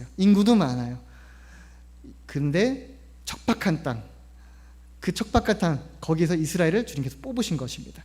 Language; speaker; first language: Korean; native; Korean